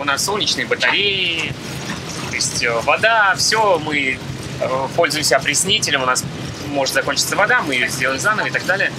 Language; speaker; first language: Russian; native; Russian